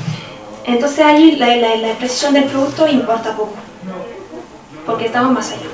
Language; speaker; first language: Spanish; non-native, fluent; French